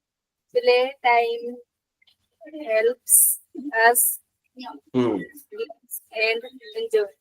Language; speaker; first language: English; non-native, learner; Hindi